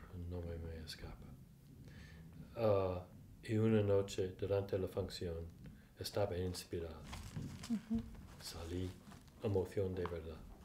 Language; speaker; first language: Spanish; non-native, fluent; English